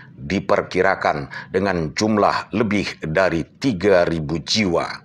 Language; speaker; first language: Indonesian; native; Indonesian